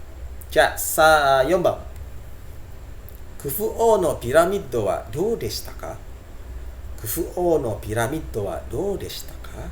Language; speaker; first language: Japanese; non-native, fluent; Indonesian